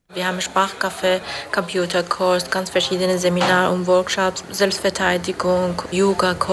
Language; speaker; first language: German; non-native, fluent; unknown